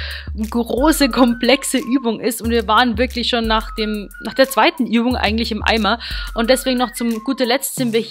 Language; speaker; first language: German; native; German